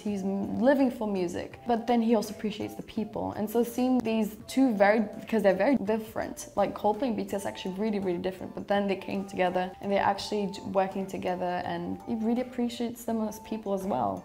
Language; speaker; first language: English; native; English